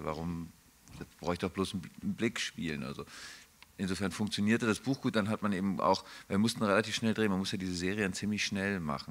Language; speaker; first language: German; native; German